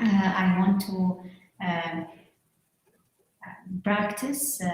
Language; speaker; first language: English; non-native, learner; Arabic